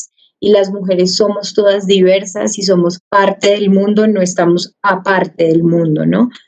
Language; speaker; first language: Spanish; native; Spanish